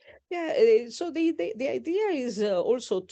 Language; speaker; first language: English; non-native, learner; Italian